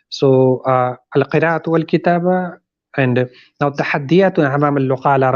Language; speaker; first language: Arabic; non-native, fluent; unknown